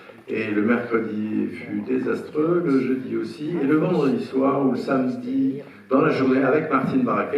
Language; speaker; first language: French; native; French